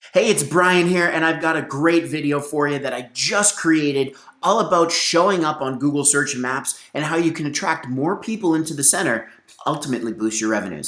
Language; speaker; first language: English; native; English